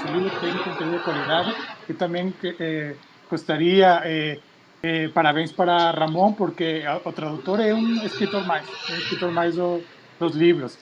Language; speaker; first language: Portuguese; non-native, fluent; Spanish